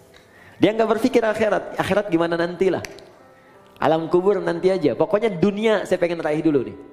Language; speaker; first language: Indonesian; native; Indonesian